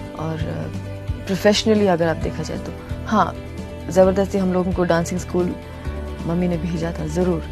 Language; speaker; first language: Hindi; non-native, local second language; Tamil